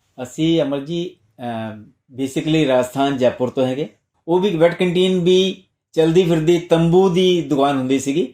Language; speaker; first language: Punjabi; non-native, local second language; Hindi